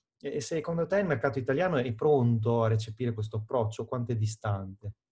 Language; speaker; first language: Italian; native; Italian